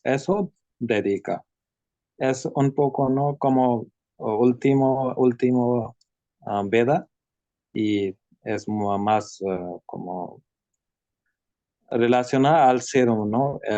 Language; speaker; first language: Spanish; non-native, learner; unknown